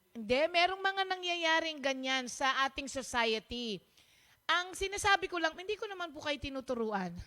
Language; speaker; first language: Filipino; non-native, local second language; Pampanga